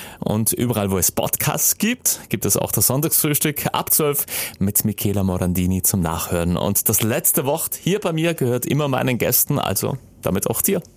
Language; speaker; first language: German; native; German